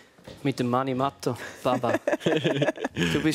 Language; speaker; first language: German; native; German